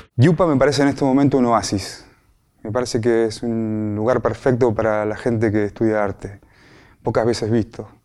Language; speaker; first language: Spanish; native; Spanish